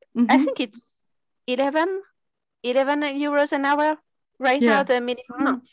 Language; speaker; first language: English; non-native, fluent; French